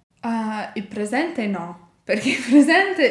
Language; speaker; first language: Italian; non-native, learner; English